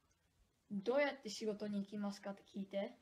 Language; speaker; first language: Japanese; non-native, learner; English